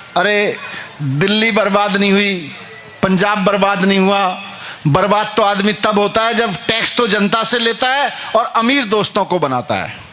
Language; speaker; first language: Hindi; native; Hindi